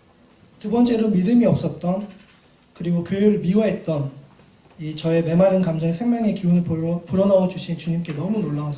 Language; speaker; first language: Korean; native; Korean